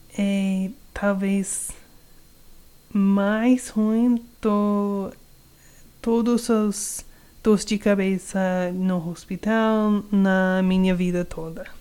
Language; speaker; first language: Portuguese; non-native, learner; English